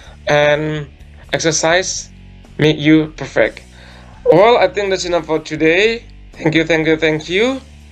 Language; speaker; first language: English; non-native, fluent; Indonesian